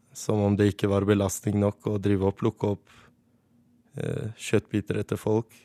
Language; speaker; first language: Norwegian; early bilingual, other home language; Kurdish